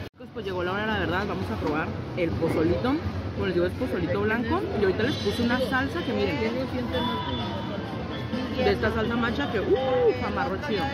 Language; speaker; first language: Spanish; native; Spanish